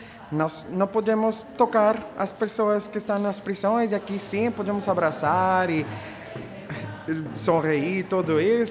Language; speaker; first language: Portuguese; non-native, fluent; Spanish